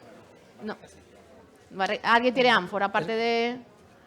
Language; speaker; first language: Spanish; native; Spanish